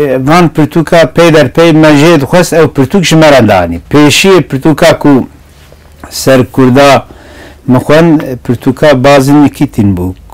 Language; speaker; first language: Kurdish; non-native, local second language; Zaza